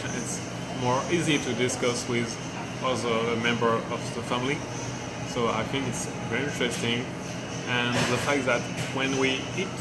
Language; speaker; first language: English; non-native, learner; French